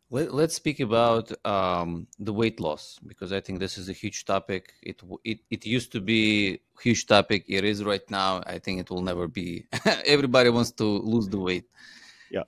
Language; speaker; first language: English; non-native, fluent; Uzbek